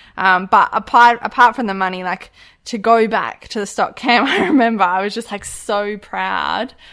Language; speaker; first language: English; native; English